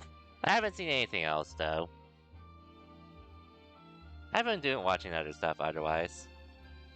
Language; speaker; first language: English; native; English